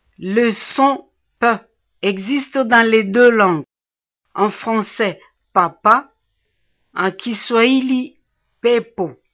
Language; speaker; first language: French; non-native, local second language; Swahili